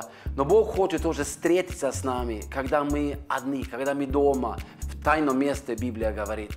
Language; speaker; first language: Russian; non-native, fluent; Norwegian